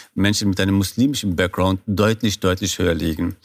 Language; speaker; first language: German; non-native, fluent; Kurdish